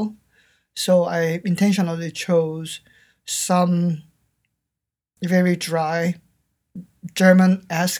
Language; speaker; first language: English; non-native, fluent; Korean